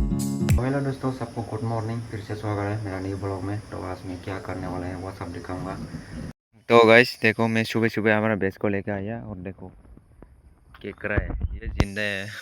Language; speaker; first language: Hindi; non-native, local second language; Kok Borok